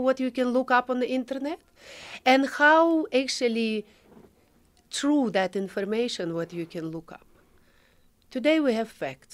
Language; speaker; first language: English; non-native, fluent; Ukrainian